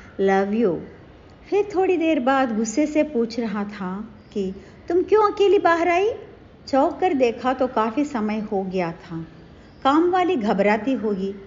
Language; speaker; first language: Hindi; non-native, local second language; Telugu